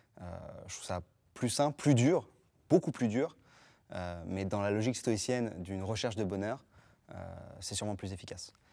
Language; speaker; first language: French; native; French